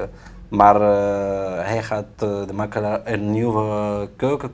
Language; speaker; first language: Dutch; non-native, learner; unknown